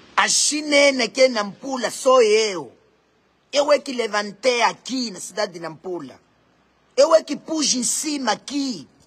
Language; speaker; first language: Portuguese; non-native, local second language; Makhuwa